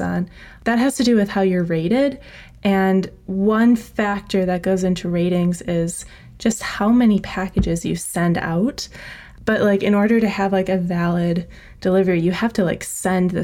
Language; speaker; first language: English; native; English